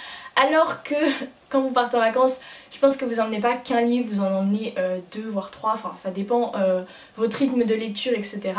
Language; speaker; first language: French; native; French